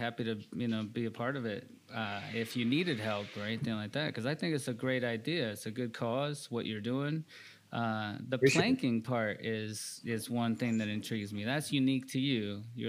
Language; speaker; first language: English; early bilingual, other home language; Spanish